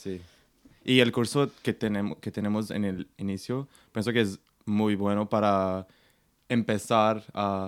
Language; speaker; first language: Spanish; non-native, learner; Portuguese